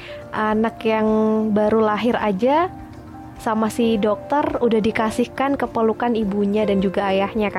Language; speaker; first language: Indonesian; native; Indonesian